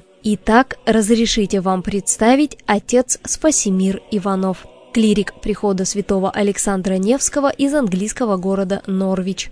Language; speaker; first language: Russian; native; Russian